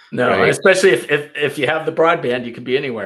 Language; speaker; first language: English; native; English